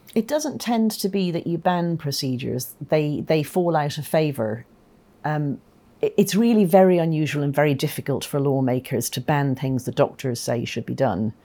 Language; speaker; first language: English; native; English